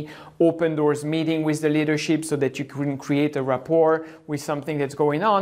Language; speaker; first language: English; non-native, fluent; French